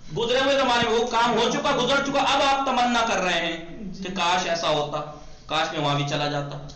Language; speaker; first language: Urdu; native; Urdu